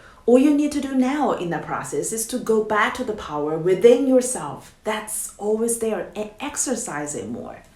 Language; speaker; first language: English; non-native, fluent; Chinese